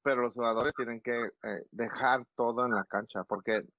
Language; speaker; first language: Spanish; early bilingual, heritage; Spanish